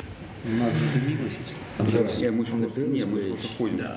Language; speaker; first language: Russian; native; Russian